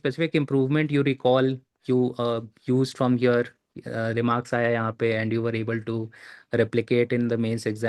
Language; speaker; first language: English; non-native, local second language; Hindi